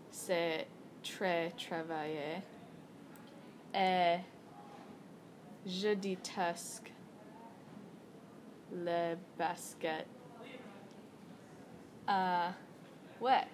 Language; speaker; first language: French; non-native, learner; English